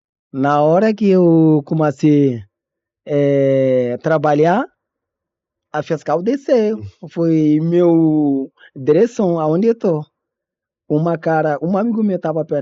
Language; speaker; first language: Portuguese; non-native, learner; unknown